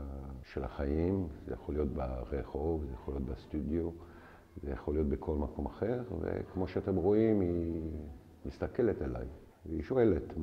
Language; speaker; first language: Hebrew; non-native, fluent; French